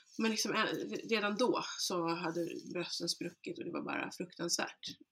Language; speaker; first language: Swedish; early bilingual, other home language; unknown